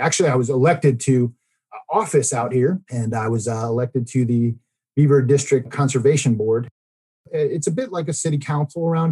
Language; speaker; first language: English; native; English